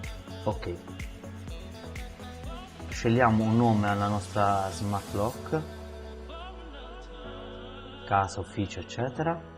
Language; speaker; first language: Italian; native; Italian